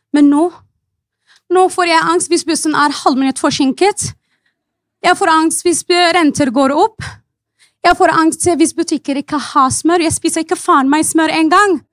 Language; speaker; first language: Norwegian; non-native, fluent; Arabic